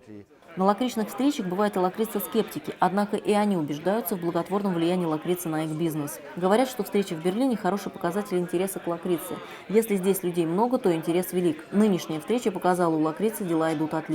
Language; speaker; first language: Russian; native; Russian